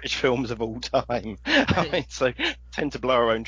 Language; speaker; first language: English; native; English